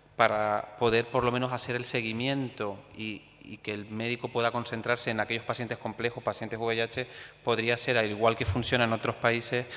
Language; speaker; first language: Spanish; native; Spanish